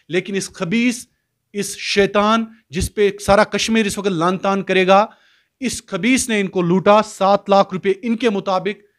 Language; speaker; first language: Hindi; non-native, local second language; Kashmiri